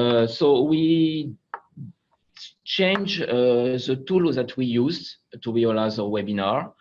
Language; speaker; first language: English; non-native, fluent; French